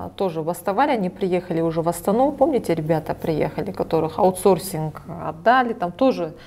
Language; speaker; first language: Russian; non-native, local second language; Kazakh